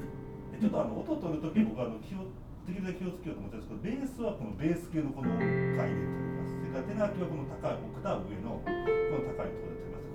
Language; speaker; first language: Japanese; native; Japanese